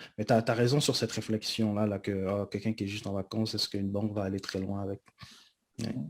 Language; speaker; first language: French; early bilingual, other home language; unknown